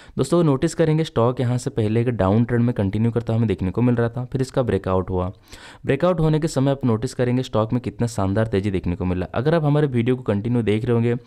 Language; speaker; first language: Hindi; native; Hindi